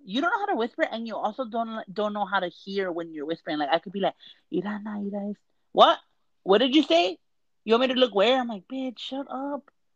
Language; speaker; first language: English; early bilingual, other home language; Spanish